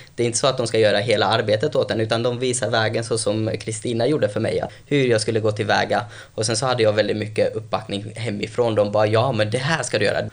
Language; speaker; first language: Swedish; early bilingual, other home language; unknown